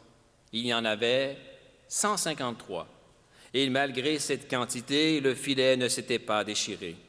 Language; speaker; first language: French; native; French